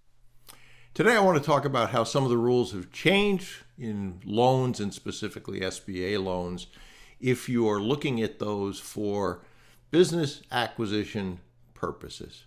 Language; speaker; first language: English; native; English